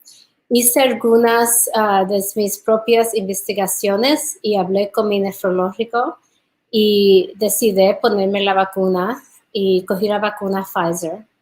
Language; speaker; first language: Spanish; early bilingual, heritage; English